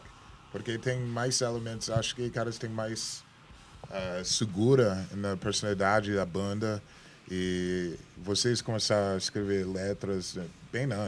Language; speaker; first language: Portuguese; non-native, learner; English